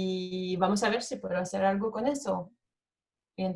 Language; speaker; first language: Spanish; non-native, fluent; French